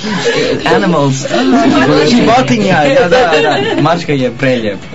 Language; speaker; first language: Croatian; non-native, learner; Dutch